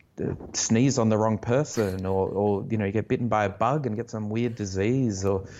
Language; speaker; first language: English; native; English